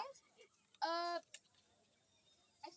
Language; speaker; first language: English; non-native, learner; Hindi